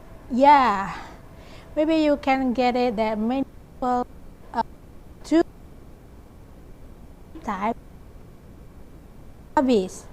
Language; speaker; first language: English; non-native, learner; Indonesian